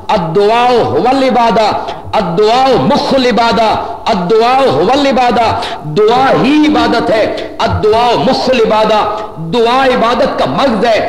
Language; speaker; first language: Urdu; non-native, local second language; Punjabi